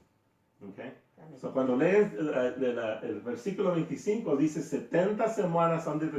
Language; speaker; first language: Spanish; early bilingual, heritage; Spanish